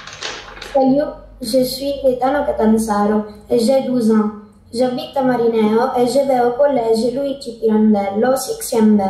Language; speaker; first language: French; non-native, learner; Italian